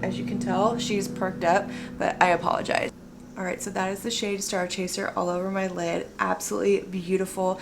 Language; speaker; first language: English; native; English